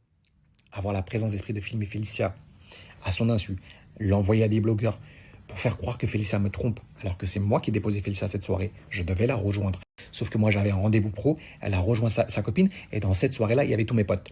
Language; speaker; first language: French; native; French